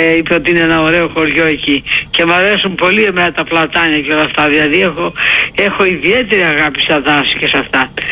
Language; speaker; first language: Greek; native; Greek